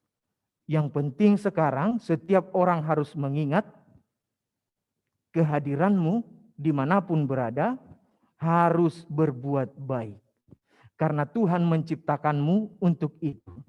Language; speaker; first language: Indonesian; native; Indonesian